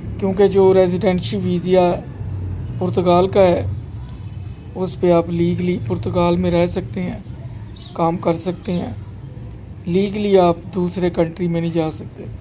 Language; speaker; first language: Urdu; non-native, local second language; Punjabi